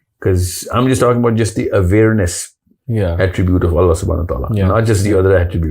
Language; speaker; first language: English; non-native, local second language; Urdu